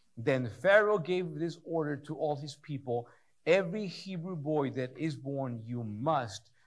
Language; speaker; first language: English; early bilingual, other home language; Spanish